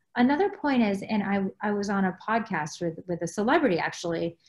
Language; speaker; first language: English; native; English